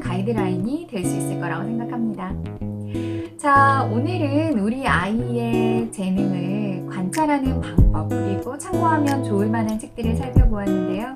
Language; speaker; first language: Korean; native; Korean